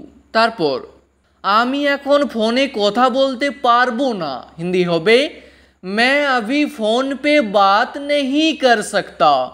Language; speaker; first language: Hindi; non-native, fluent; Bangla